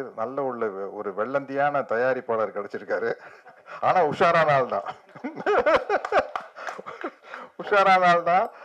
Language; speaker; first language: Tamil; native; Tamil